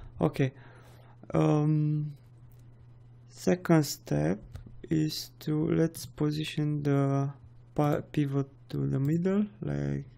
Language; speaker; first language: English; non-native, fluent; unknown